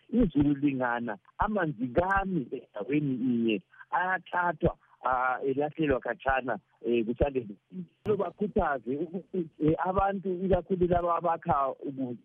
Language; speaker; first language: Zulu; non-native, local second language; Shona